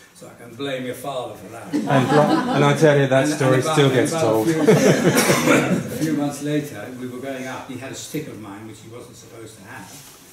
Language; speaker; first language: English; early bilingual, other home language; Dutch